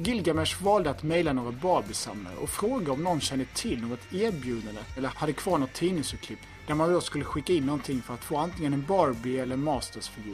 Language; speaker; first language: Swedish; native; Swedish